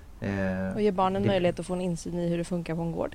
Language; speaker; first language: Swedish; native; Swedish